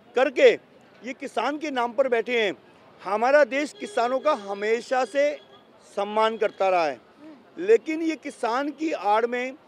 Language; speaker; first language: Hindi; native; Hindi